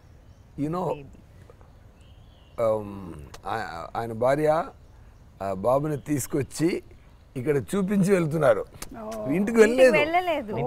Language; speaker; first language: Telugu; non-native, learner; Tamil